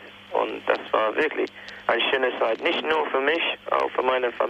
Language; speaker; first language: German; non-native, fluent; English